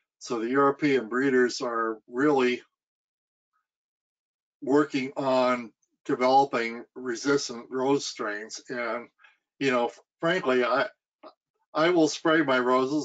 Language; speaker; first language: English; native; English